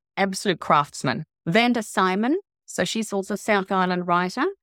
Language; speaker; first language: English; non-native, fluent; Swedish